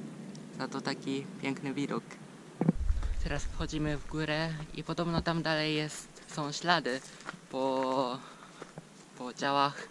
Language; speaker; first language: Polish; non-native, fluent; Japanese